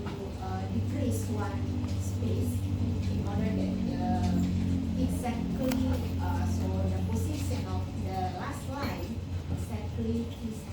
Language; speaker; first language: English; non-native, fluent; Indonesian